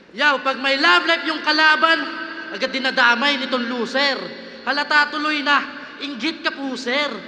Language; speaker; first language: Filipino; non-native, local second language; Waray